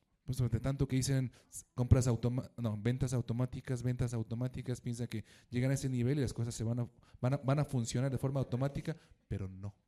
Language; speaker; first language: Spanish; native; Spanish